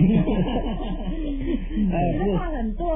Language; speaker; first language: Chinese; native; Chinese